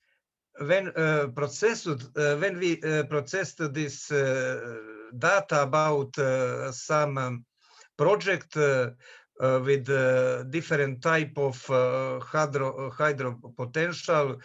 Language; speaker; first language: English; non-native, learner; Serbian